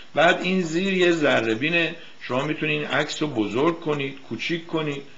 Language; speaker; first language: Persian; native; Persian